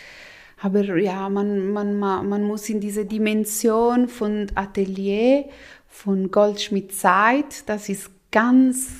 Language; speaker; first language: German; non-native, local second language; Italian